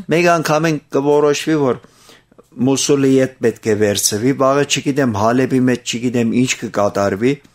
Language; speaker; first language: Armenian; early bilingual, heritage; Armenian